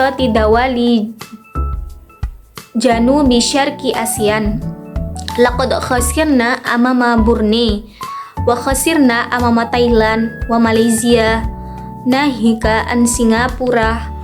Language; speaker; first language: Arabic; non-native, learner; Indonesian